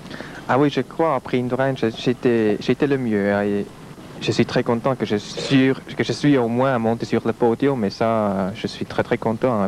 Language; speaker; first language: French; non-native, fluent; Swiss German